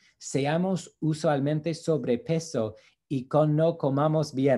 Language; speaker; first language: Spanish; non-native, fluent; English